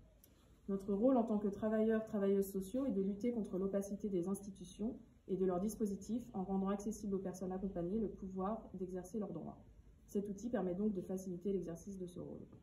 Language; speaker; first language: French; native; French